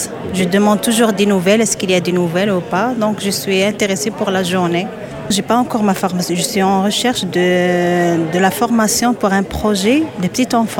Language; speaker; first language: French; non-native, learner; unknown